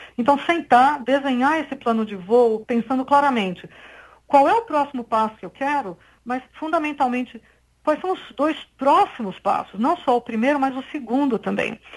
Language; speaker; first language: Portuguese; native; Portuguese